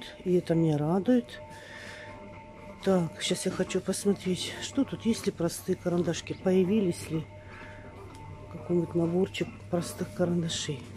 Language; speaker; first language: Russian; native; Russian